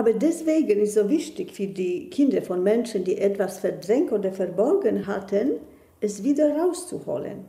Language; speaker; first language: German; non-native, fluent; Polish